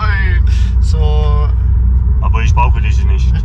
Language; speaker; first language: German; non-native, learner; Swedish